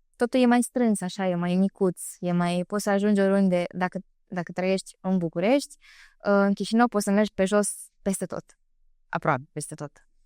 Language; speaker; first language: Romanian; native; Romanian